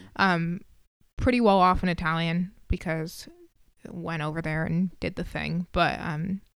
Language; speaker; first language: English; native; English